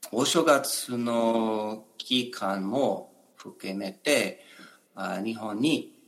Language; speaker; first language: Japanese; non-native, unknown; English